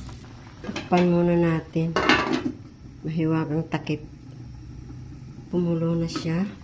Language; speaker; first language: Filipino; native; Filipino